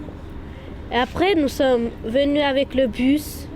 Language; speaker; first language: French; early bilingual, other home language; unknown